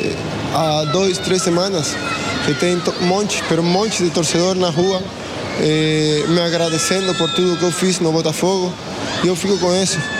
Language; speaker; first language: Portuguese; non-native, fluent; Spanish